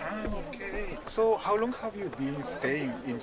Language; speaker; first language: English; non-native, fluent; Japanese